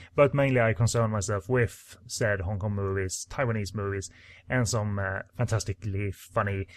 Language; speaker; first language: English; non-native, fluent; Swedish